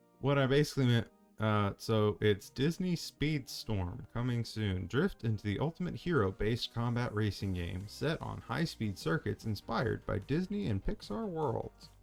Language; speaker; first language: English; native; English